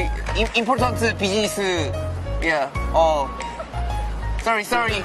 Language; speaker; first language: English; non-native, learner; Korean